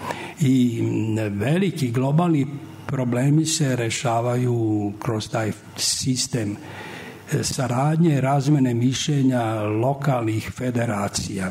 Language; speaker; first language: Serbian; native; Serbian